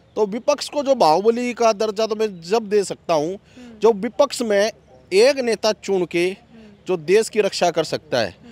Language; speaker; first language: Hindi; native; Hindi